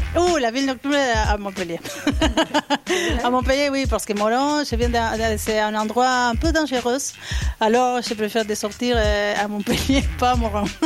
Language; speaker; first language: French; non-native, learner; Spanish